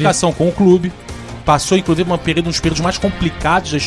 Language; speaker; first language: Portuguese; native; Portuguese